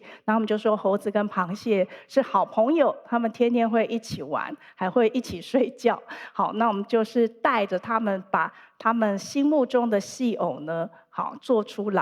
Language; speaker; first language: Chinese; native; Chinese